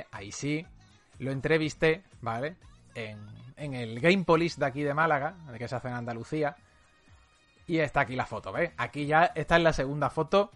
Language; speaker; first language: Spanish; native; Spanish